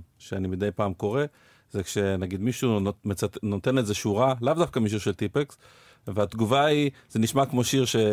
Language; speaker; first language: Hebrew; native; Hebrew